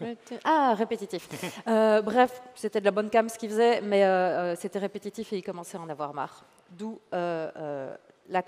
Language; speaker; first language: French; native; French